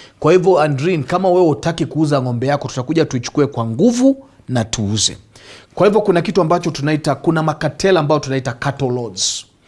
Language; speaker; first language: Swahili; non-native, local second language; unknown